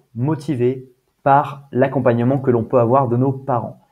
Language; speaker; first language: French; native; French